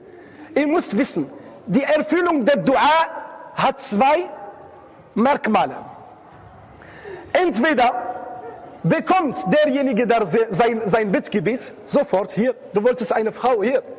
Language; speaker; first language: German; non-native, fluent; Arabic